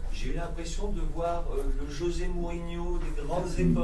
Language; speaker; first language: French; native; French